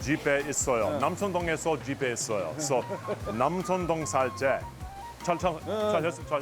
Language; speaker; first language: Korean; non-native, learner; English